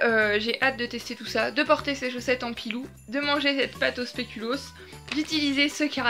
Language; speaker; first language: French; native; French